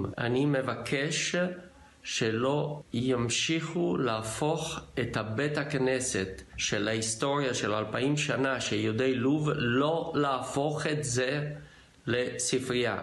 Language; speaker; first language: Hebrew; non-native, fluent; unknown